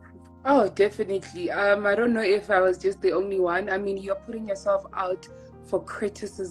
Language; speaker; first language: English; non-native, local second language; Tswana